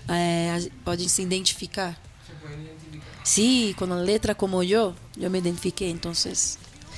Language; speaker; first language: Spanish; non-native, fluent; Portuguese